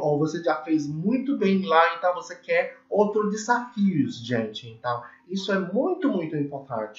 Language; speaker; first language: Portuguese; non-native, learner; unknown